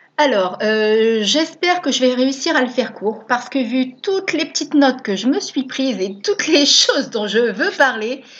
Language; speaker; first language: French; native; French